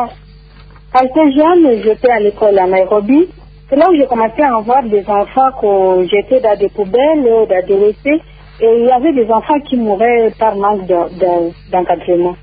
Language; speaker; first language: French; non-native, local second language; Nande